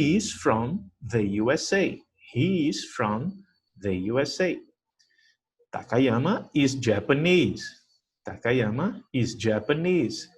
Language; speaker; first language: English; non-native, fluent; Portuguese